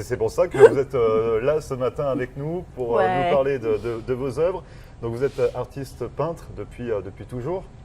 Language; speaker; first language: French; native; French